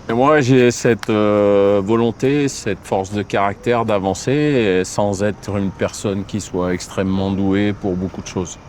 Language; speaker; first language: French; native; French